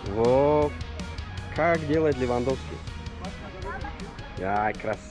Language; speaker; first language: Russian; non-native, local second language; Tajik